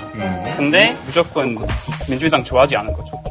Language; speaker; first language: Korean; non-native, fluent; English